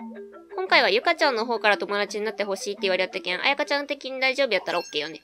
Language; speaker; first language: Japanese; native; Japanese